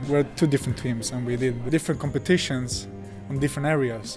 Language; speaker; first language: English; non-native, fluent; Swedish